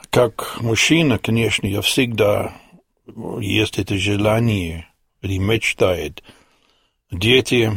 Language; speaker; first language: Russian; non-native, learner; English